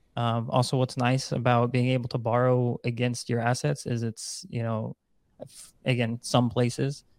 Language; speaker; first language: English; non-native, fluent; Dutch